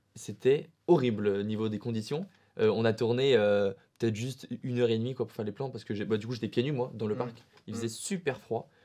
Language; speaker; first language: French; native; French